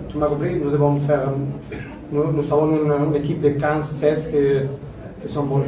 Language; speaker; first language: French; non-native, learner; Spanish